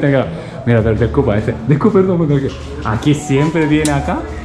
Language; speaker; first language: Spanish; non-native, learner; Japanese